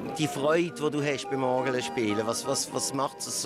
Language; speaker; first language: German; native; German